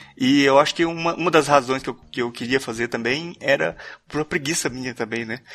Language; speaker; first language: Portuguese; native; Portuguese